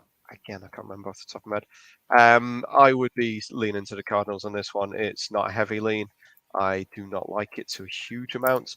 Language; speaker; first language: English; native; English